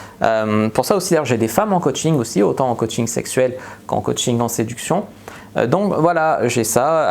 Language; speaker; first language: French; native; French